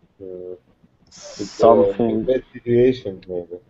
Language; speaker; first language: English; non-native, learner; Russian